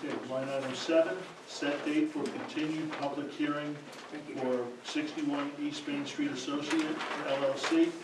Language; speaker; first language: English; native; English